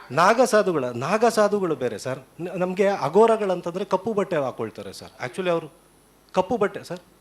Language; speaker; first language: Kannada; native; Kannada